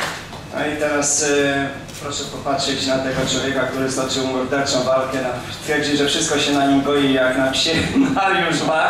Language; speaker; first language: Polish; native; Polish